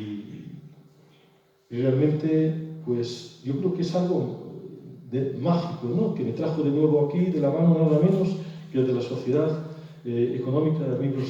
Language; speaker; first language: Spanish; native; Spanish